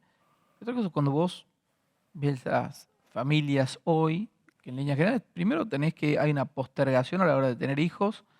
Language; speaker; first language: Spanish; native; Spanish